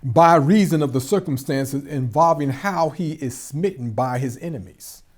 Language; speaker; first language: English; native; English